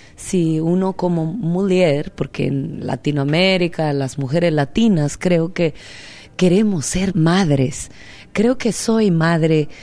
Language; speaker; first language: Spanish; native; Spanish